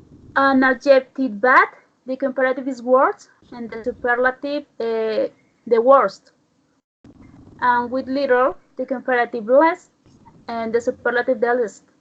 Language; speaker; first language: English; non-native, learner; Spanish